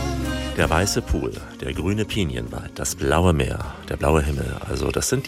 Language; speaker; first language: German; native; German